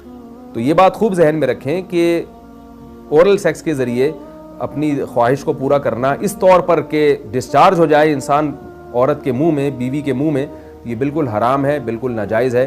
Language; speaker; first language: Urdu; native; Urdu